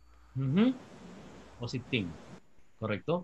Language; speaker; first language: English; non-native, fluent; Spanish